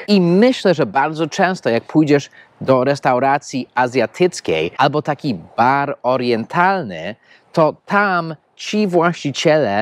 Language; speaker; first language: Polish; non-native, fluent; English